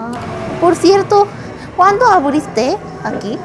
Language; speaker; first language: Spanish; non-native, learner; Korean